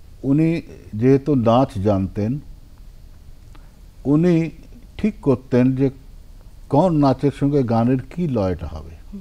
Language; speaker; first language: Bangla; non-native, local second language; Punjabi